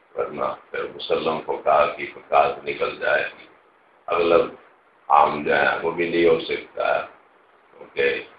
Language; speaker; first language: Urdu; non-native, local second language; Punjabi